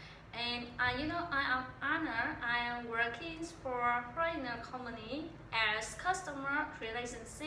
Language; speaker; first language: English; non-native, learner; Vietnamese